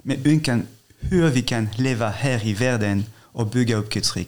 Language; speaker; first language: Swedish; non-native, fluent; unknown